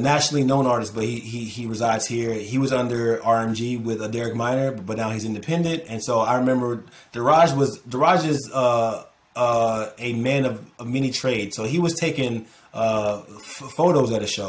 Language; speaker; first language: English; native; English